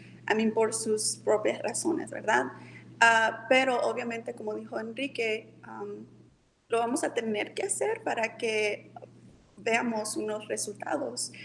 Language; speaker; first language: Spanish; early bilingual, heritage; Spanish